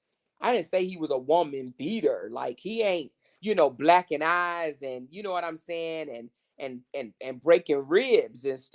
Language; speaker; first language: English; native; English